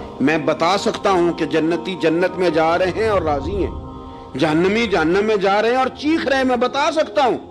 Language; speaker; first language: Urdu; non-native, local second language; Punjabi